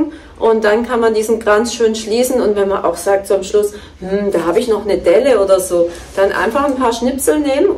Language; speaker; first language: German; native; German